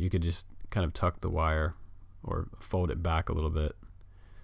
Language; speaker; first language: English; native; English